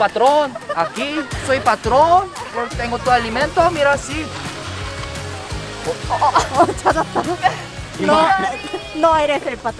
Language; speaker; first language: Spanish; early bilingual, other home language; Korean